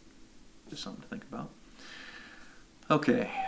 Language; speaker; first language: English; native; English